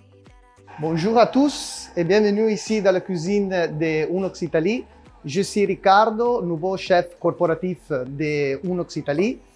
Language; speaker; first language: French; non-native, learner; Italian